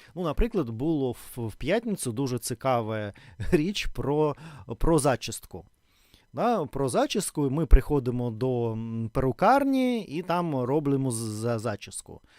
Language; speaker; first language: Ukrainian; non-native, local second language; Russian